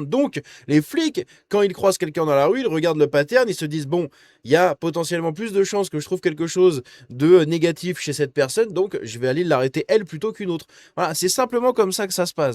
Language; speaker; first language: French; native; French